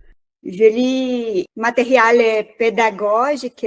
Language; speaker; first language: French; non-native, learner; Portuguese